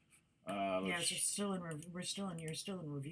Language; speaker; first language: English; native; English